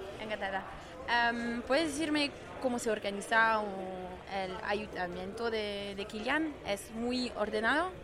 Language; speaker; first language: Spanish; non-native, learner; French